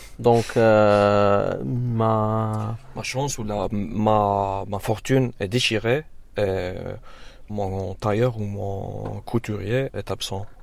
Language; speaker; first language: French; non-native, local second language; Arabic